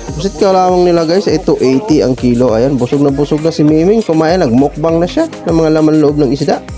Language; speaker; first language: Filipino; non-native, local second language; Cebuano